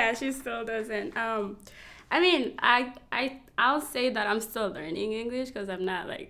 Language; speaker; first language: English; non-native, local second language; Kinyarwanda